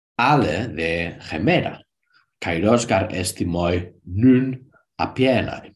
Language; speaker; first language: Greek; non-native, learner; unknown